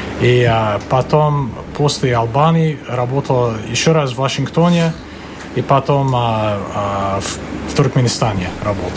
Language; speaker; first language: Russian; non-native, fluent; English